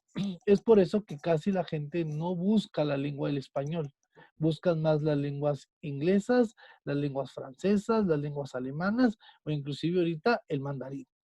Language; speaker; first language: Spanish; native; Spanish